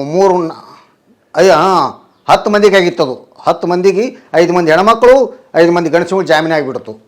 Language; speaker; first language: Kannada; native; Kannada